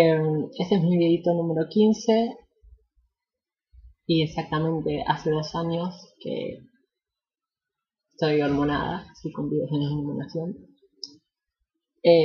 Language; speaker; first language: Spanish; native; Spanish